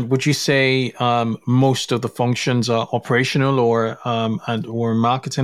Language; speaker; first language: English; non-native, local second language; Yoruba